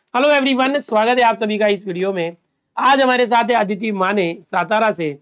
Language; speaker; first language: Hindi; non-native, local second language; Marathi